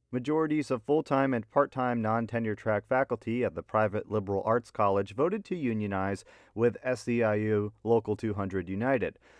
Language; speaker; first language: English; native; English